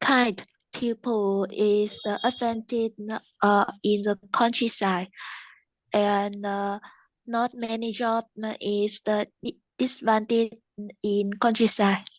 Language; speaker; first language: English; non-native, learner; Vietnamese